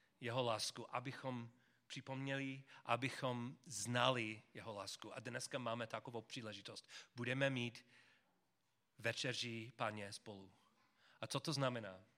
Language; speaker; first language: Czech; non-native, learner; English